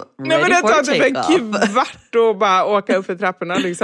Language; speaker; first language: Swedish; native; Swedish